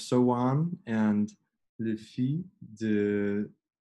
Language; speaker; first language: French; non-native, learner; English